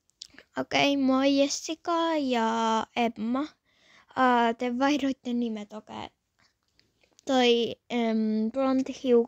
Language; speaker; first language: Finnish; early bilingual, other home language; Polish